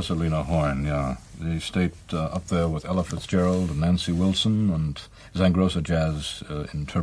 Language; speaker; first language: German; non-native, learner; English